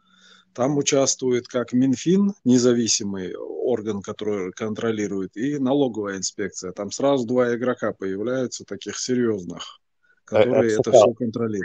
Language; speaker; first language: Russian; non-native, local second language; Chechen